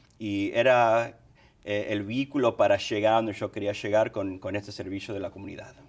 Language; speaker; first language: Spanish; early bilingual, other home language; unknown